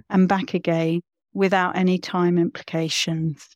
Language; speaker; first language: English; native; English